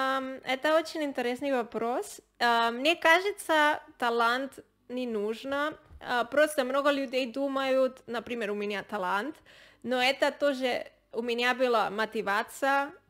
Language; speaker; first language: Russian; non-native, learner; Spanish